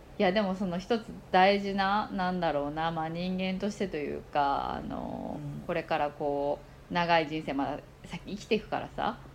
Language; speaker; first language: Japanese; native; Japanese